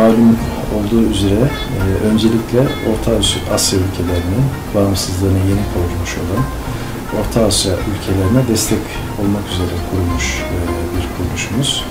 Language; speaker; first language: Turkish; native; Turkish